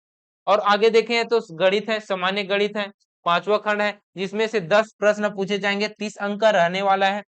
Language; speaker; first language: Hindi; native; Hindi